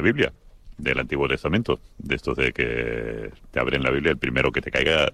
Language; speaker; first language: Spanish; native; Spanish